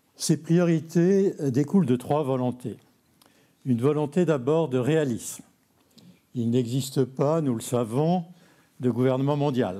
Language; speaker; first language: French; native; French